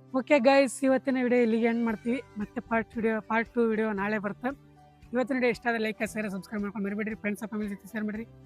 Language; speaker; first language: Kannada; native; Kannada